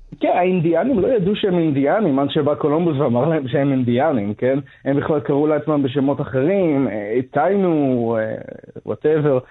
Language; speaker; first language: Hebrew; native; Hebrew